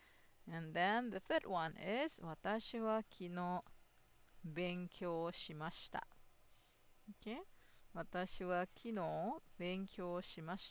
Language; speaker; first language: Japanese; non-native, fluent; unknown